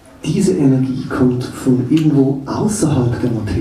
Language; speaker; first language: German; native; German